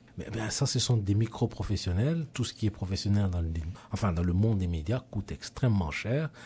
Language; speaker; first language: French; native; French